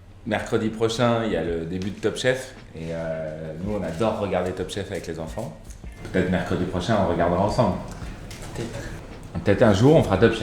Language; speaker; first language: French; native; French